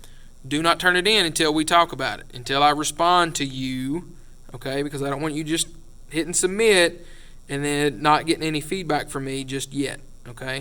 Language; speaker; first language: English; native; English